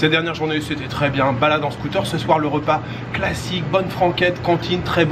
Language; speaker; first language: French; native; French